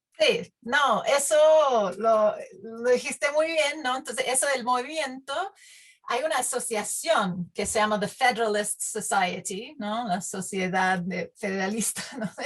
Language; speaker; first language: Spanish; non-native, fluent; English